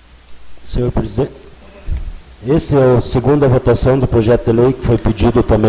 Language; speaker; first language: Portuguese; native; Portuguese